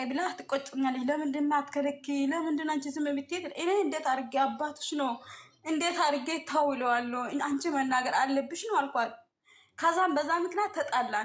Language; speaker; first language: Amharic; non-native, local second language; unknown